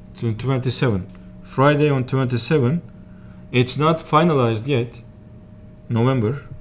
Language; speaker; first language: English; non-native, learner; Turkish